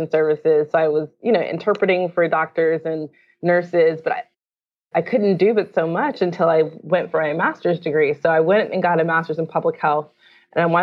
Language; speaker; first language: English; native; English